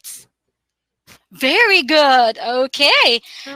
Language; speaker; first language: English; non-native, local second language; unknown